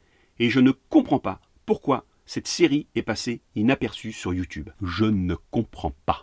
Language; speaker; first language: French; native; French